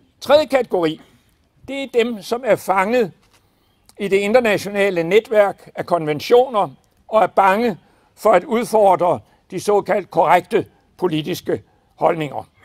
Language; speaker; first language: Danish; native; Danish